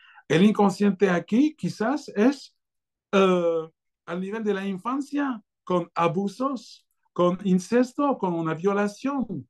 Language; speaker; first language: Spanish; non-native, fluent; French